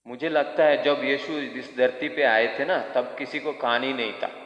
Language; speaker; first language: Hindi; non-native, local second language; Kannada